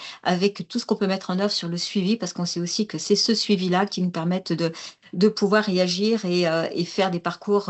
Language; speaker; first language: French; native; French